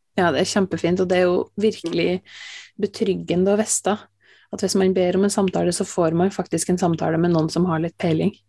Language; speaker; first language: Norwegian; native; Norwegian